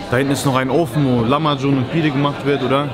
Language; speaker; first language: German; native; German